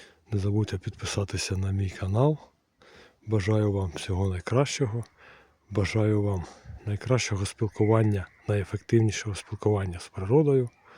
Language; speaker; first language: Ukrainian; non-native, local second language; Russian